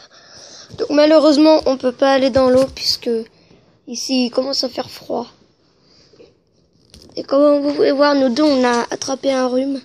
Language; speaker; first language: French; native; French